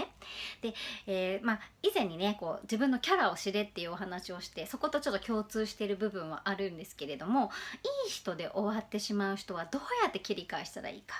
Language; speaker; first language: Japanese; native; Japanese